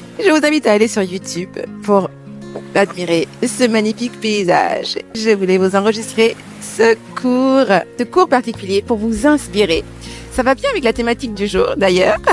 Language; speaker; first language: French; native; French